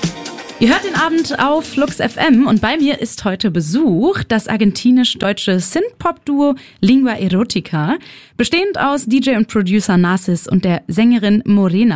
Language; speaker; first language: German; native; German